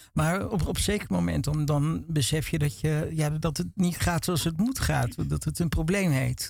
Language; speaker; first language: Dutch; native; Dutch